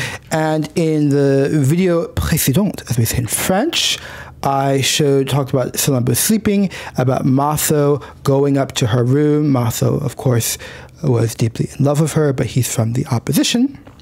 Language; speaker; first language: English; native; English